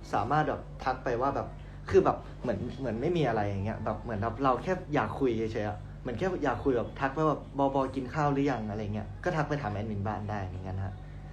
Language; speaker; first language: Thai; native; Thai